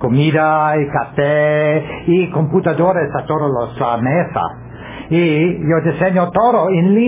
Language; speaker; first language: Spanish; non-native, learner; English